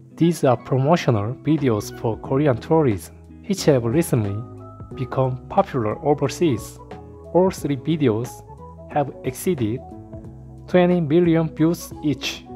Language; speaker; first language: English; non-native, learner; Korean